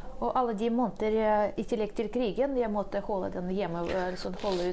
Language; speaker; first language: Norwegian; non-native, fluent; Ukrainian